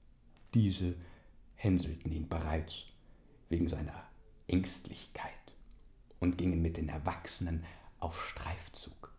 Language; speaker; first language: German; native; German